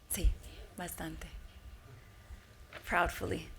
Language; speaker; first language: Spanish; early bilingual, heritage; Spanish